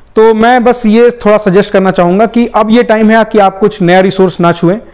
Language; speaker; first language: Hindi; native; Hindi